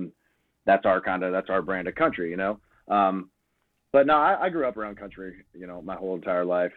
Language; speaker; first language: English; native; English